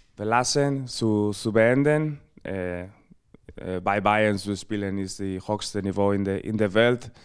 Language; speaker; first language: German; non-native, learner; Spanish